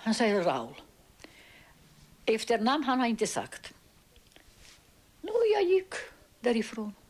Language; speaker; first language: Swedish; early bilingual, heritage; Swedish